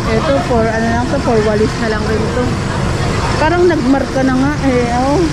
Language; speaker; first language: Filipino; native; Filipino